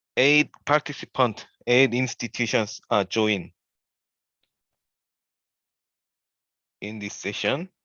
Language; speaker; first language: English; non-native, learner; Korean